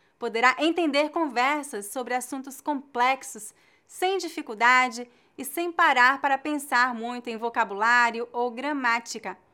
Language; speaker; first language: Portuguese; native; Portuguese